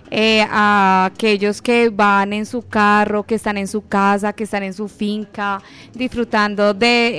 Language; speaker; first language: Spanish; native; Spanish